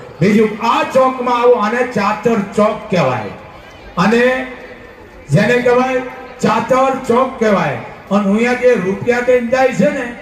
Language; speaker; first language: Gujarati; native; Gujarati